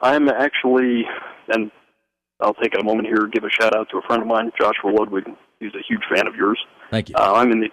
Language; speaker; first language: English; native; English